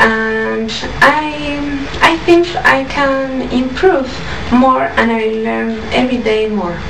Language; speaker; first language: English; non-native, learner; Spanish